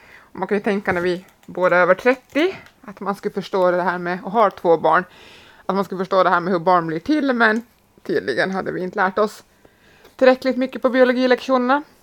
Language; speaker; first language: Swedish; native; Swedish